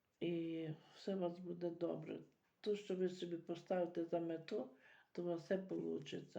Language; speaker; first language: Ukrainian; native; Ukrainian